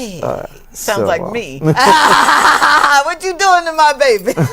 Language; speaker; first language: English; native; English